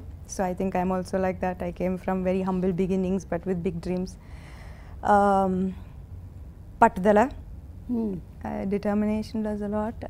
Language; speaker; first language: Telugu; non-native, fluent; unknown